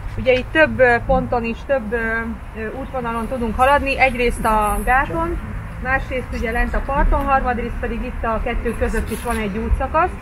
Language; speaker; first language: Hungarian; native; Hungarian